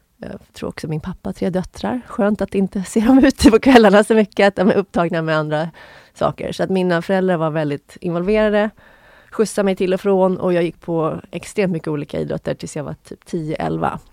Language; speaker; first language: Swedish; native; Swedish